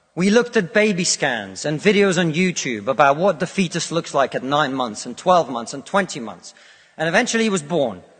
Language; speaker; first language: English; non-native, fluent; Russian